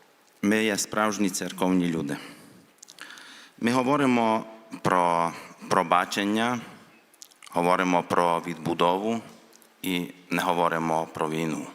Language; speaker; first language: Ukrainian; non-native, local second language; Hungarian